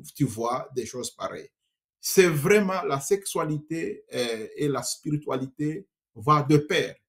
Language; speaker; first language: French; non-native, local second language; Swahili